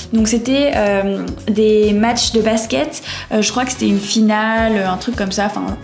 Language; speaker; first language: French; native; French